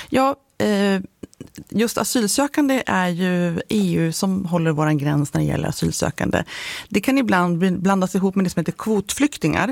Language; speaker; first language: Swedish; native; Swedish